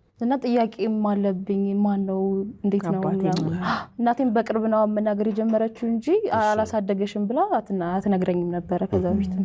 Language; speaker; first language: Amharic; native; Amharic